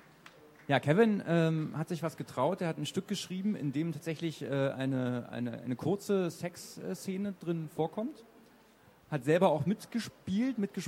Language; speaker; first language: German; native; German